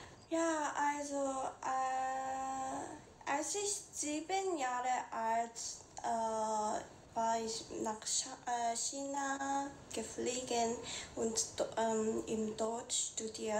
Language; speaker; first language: German; non-native, learner; Korean